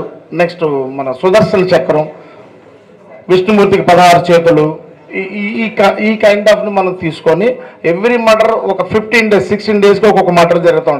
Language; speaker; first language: Telugu; native; Telugu